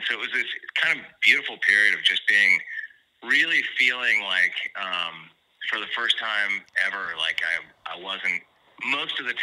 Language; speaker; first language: English; native; English